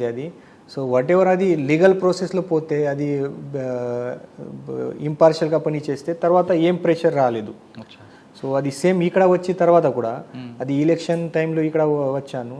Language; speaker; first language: Telugu; non-native, fluent; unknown